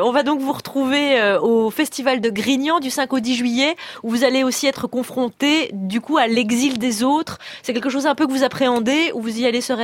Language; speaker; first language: French; native; French